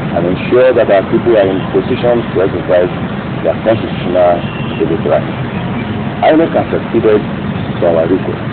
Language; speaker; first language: English; non-native, local second language; Yoruba